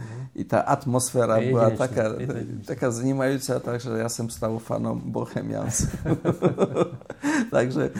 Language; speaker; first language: Slovak; non-native, learner; Polish